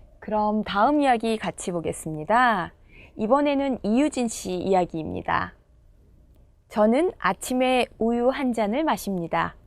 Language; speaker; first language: Korean; non-native, fluent; Indonesian